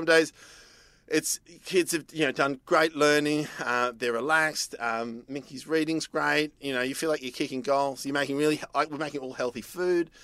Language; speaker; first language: English; native; English